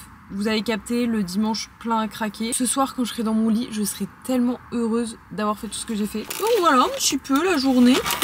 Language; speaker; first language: French; native; French